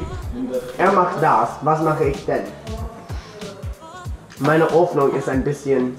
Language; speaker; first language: German; non-native, learner; English